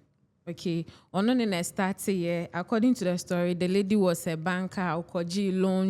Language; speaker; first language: English; non-native, local second language; Akan